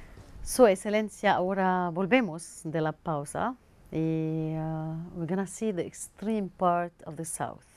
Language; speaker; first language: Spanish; non-native, learner; Arabic